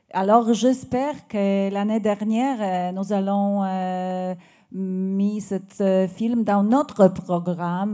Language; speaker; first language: French; non-native, learner; Polish